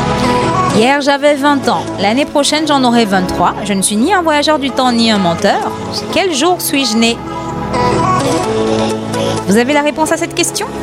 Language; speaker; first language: French; native; French